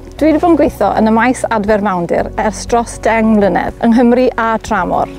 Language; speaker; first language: Welsh; native; Welsh